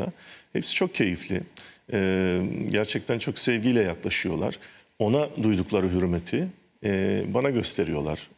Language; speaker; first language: Turkish; native; Turkish